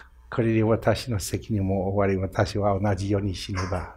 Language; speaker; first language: Japanese; non-native, fluent; English